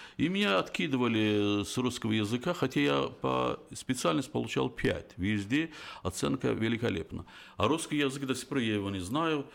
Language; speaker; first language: Russian; non-native, local second language; Azerbaijani